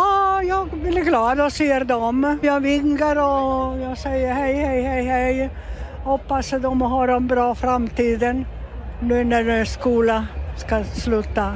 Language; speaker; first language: Swedish; non-native, learner; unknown